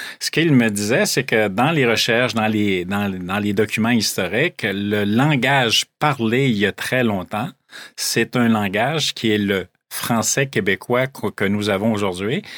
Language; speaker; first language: French; native; French